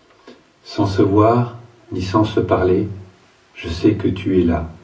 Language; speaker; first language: French; native; French